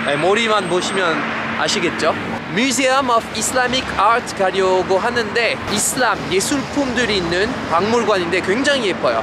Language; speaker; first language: Korean; non-native, fluent; French